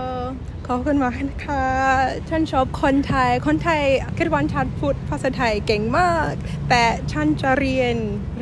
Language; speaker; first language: Thai; non-native, learner; English